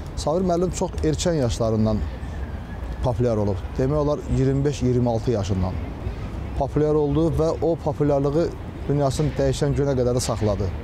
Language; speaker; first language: Azerbaijani; native; Azerbaijani